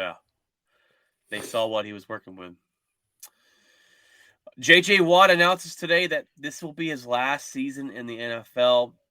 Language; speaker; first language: English; native; English